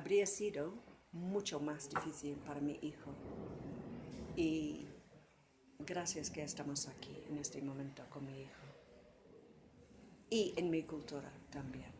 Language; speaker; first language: Spanish; non-native, fluent; English